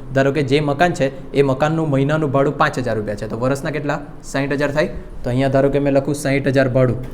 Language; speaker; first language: Gujarati; non-native, local second language; Hindi